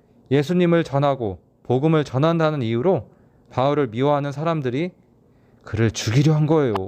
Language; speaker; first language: Korean; native; Korean